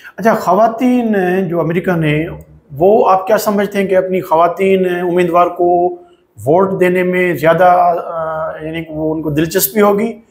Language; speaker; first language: Urdu; non-native, local second language; Sindhi